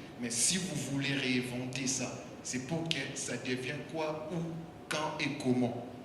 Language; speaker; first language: French; non-native, local second language; Lingala